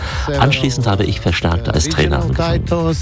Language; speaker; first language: German; native; German